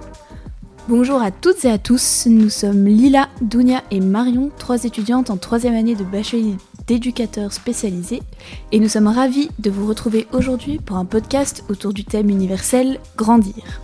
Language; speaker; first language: French; native; French